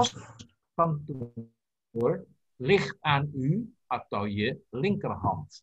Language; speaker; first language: Dutch; non-native, learner; Indonesian